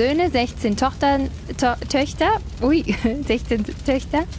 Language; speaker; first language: German; non-native, fluent; Spanish